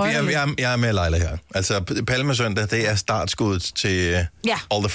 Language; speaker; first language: Danish; native; Danish